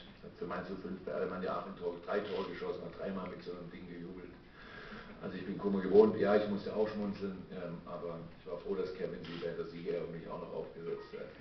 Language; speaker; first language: German; native; German